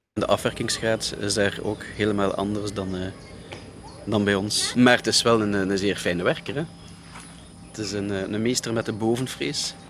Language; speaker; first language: Dutch; native; Dutch